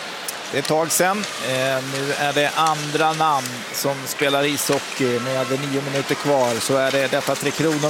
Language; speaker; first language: Swedish; native; Swedish